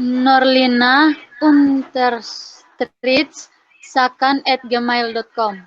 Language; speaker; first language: German; non-native, learner; Indonesian